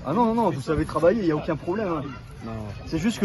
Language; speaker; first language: French; native; French